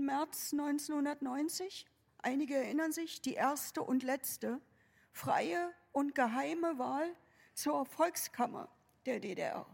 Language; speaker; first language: German; native; German